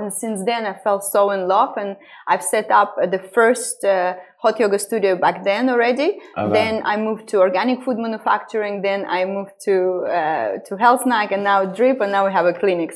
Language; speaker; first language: English; non-native, fluent; Estonian